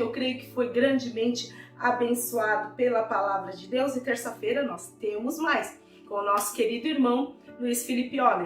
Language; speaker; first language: Portuguese; native; Portuguese